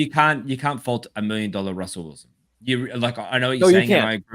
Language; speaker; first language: English; native; English